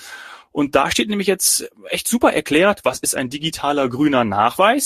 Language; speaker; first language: German; native; German